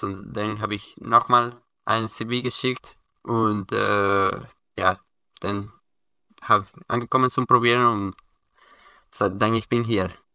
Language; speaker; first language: German; non-native, learner; Spanish